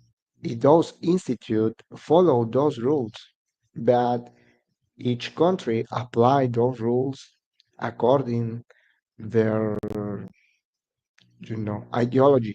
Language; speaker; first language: English; non-native, learner; Spanish